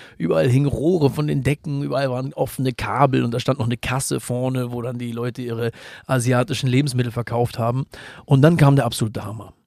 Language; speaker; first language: German; native; German